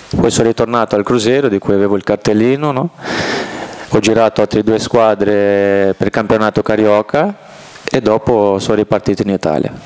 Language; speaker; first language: Italian; non-native, fluent; Portuguese